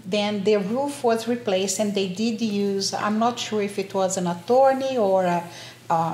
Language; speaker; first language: English; non-native, fluent; Portuguese